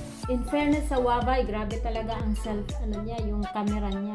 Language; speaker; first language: Filipino; native; Filipino